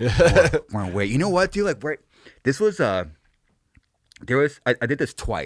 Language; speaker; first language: English; native; English